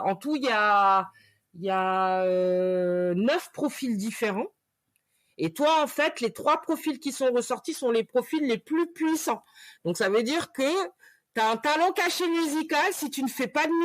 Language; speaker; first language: French; native; French